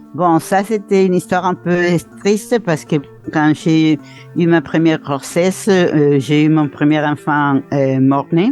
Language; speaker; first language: French; non-native, fluent; Spanish